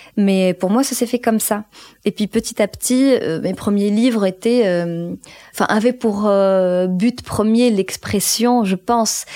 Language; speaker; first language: French; non-native, local second language; Arabic